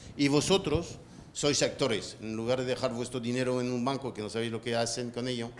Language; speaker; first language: Spanish; non-native, fluent; French